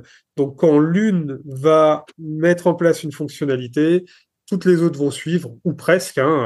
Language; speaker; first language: French; native; French